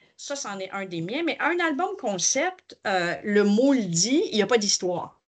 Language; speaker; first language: French; native; French